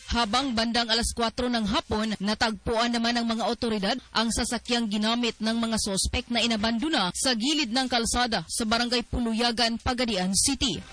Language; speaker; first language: Filipino; non-native, local second language; Cebuano